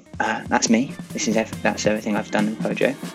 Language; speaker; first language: English; native; English